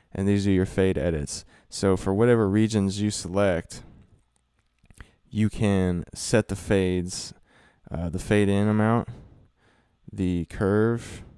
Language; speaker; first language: English; native; English